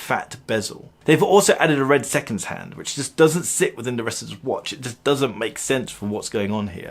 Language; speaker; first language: English; native; English